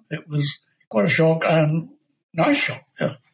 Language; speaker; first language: English; native; English